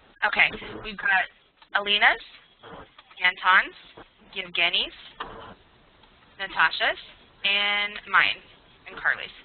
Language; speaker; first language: English; non-native, learner; Russian